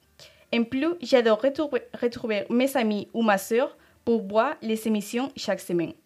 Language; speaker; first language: French; non-native, fluent; Spanish